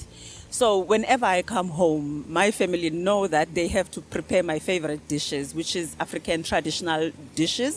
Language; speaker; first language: English; non-native, local second language; Xhosa